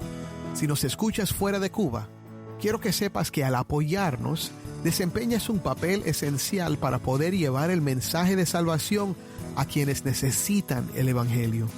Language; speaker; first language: Spanish; native; Spanish